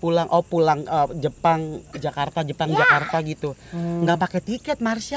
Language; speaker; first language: Indonesian; native; Indonesian